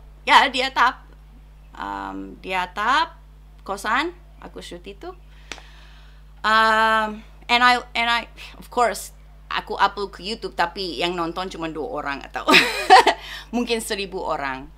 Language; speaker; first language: Indonesian; non-native, fluent; English